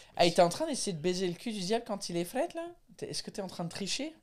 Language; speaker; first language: French; non-native, fluent; English